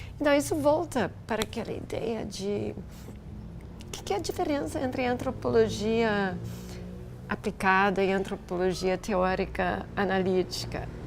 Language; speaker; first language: Portuguese; non-native, fluent; English